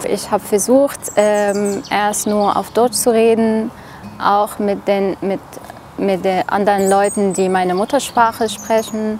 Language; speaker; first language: German; non-native, fluent; Arabic